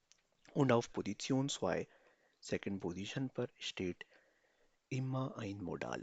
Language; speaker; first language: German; non-native, fluent; Urdu